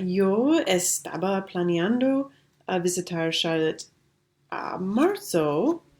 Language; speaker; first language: Spanish; non-native, learner; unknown